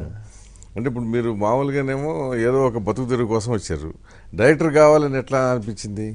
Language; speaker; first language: Telugu; native; Telugu